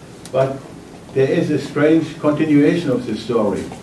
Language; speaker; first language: English; non-native, fluent; German